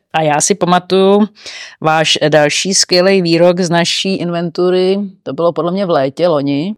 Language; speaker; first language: Czech; native; Czech